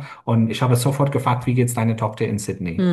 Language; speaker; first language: German; non-native, fluent; English